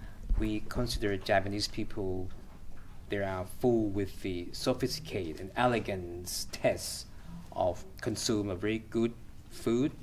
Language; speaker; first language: English; non-native, fluent; Thai